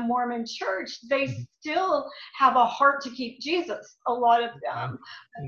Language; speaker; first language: English; native; English